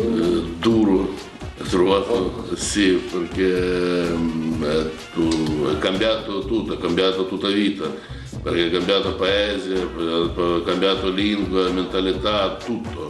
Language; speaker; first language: Italian; non-native, learner; Ukrainian